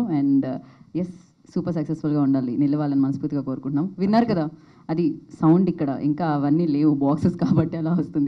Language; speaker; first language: Telugu; native; Telugu